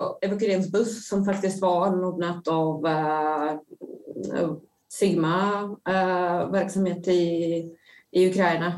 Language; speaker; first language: Swedish; non-native, fluent; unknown